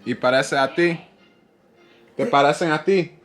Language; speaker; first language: Spanish; early bilingual, other home language; English